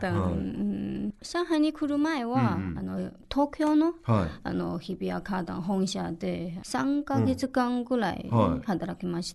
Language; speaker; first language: Japanese; non-native, learner; Chinese